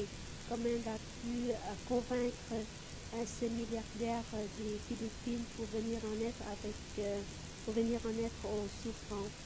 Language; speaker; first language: French; non-native, fluent; Vietnamese